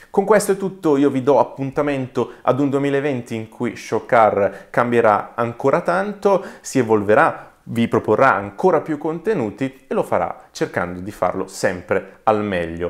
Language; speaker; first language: Italian; native; Italian